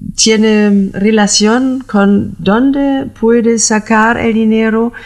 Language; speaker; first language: Spanish; non-native, learner; German